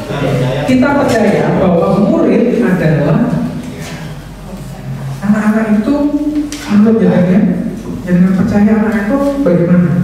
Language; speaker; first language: Indonesian; native; Indonesian